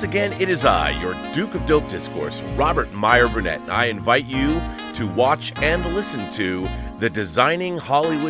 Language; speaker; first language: English; native; English